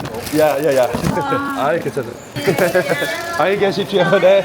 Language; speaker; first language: Korean; non-native, learner; Dutch